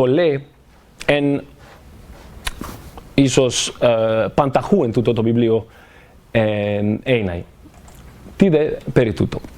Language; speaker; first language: Greek; non-native, fluent; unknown